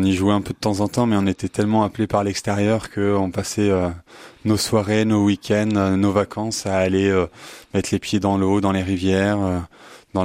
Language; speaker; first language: French; native; French